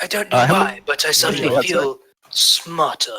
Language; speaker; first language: English; native; English